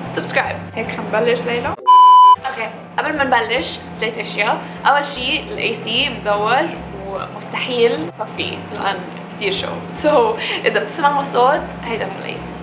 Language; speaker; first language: Arabic; early bilingual, heritage; English